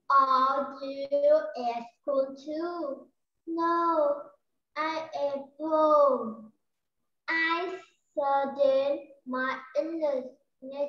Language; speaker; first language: English; non-native, learner; Vietnamese